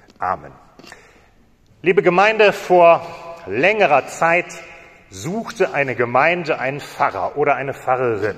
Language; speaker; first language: German; native; German